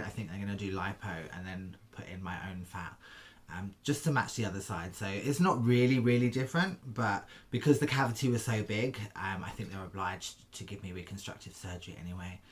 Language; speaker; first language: English; native; English